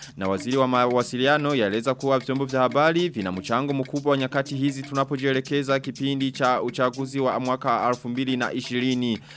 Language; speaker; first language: Swahili; non-native, local second language; Rundi